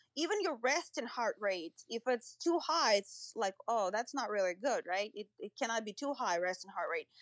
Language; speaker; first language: English; non-native, fluent; Russian